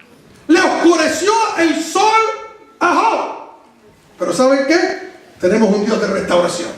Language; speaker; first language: Spanish; native; Spanish